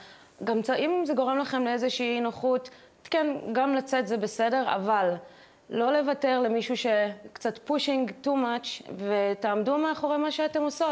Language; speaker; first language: Hebrew; native; Hebrew